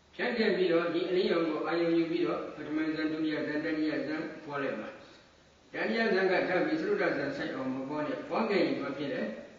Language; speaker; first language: Burmese; native; Burmese